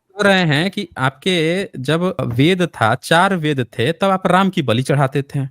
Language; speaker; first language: Hindi; native; Hindi